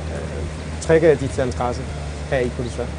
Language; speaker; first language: Danish; non-native, fluent; Central Kurdish